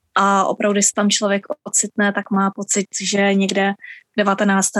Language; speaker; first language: Czech; native; Czech